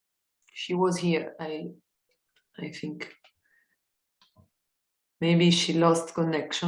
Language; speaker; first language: English; non-native, fluent; Italian